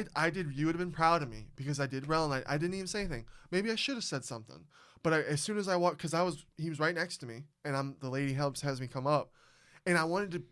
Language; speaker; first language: English; native; English